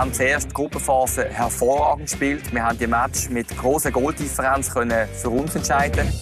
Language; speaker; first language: German; native; German